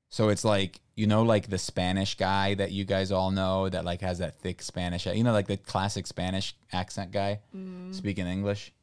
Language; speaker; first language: English; non-native, fluent; Portuguese